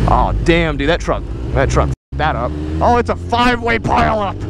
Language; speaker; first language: English; native; English